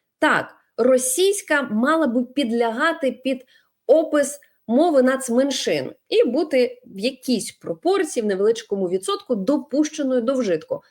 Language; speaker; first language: Ukrainian; non-native, local second language; Russian